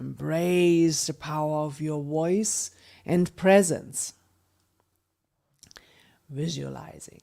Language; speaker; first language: English; non-native, fluent; German